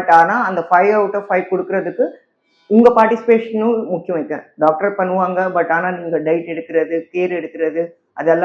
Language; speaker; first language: Tamil; non-native, learner; Telugu